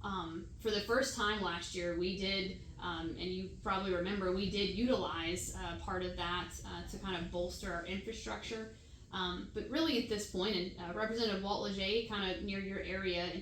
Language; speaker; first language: English; native; English